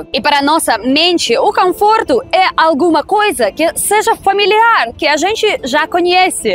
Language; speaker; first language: Portuguese; non-native, fluent; Russian